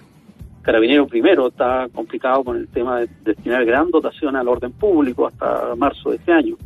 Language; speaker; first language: Spanish; native; Spanish